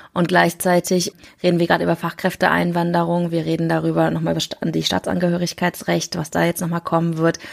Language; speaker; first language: German; early bilingual, other home language; Korean